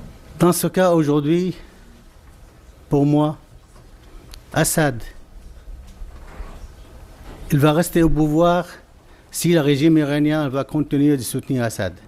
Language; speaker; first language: French; non-native, fluent; Arabic